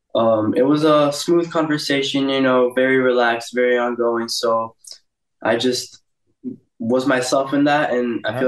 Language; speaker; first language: English; early bilingual, other home language; Portuguese